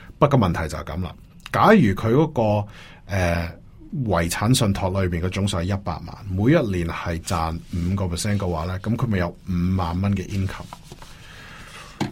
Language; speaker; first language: Cantonese; early bilingual, heritage; Cantonese